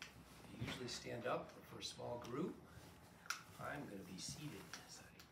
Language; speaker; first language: English; native; English